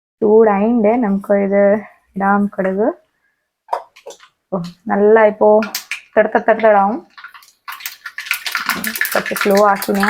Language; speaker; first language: Malayalam; non-native, learner; Hindi